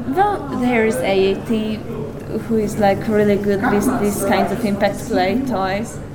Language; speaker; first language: English; non-native, fluent; Hungarian